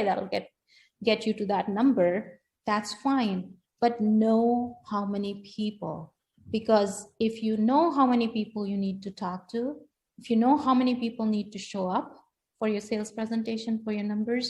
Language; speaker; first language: English; non-native, local second language; Hindi